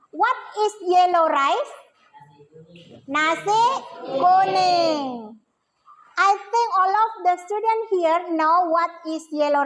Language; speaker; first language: English; non-native, learner; Indonesian